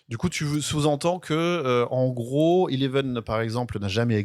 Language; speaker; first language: French; native; French